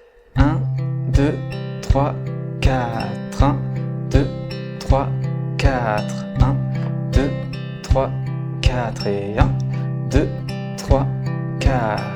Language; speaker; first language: French; native; French